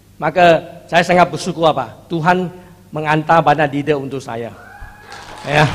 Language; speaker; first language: Indonesian; non-native, fluent; Chinese